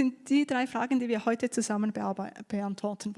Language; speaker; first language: German; native; German